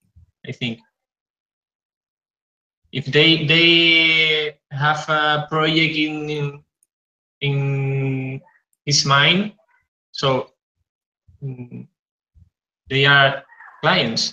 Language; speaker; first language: English; non-native, fluent; Spanish